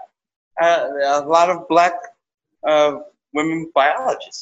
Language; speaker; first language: English; native; English